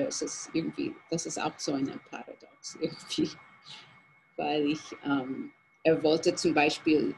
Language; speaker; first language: German; non-native, fluent; English